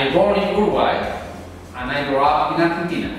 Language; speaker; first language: English; non-native, learner; Spanish